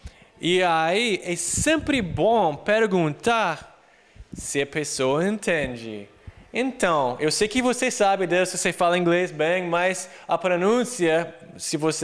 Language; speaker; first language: Portuguese; non-native, fluent; English